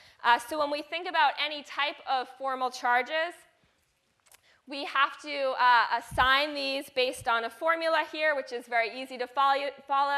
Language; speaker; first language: English; native; English